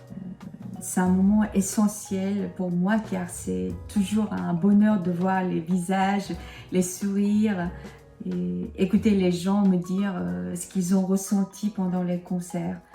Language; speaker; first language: French; non-native, fluent; Korean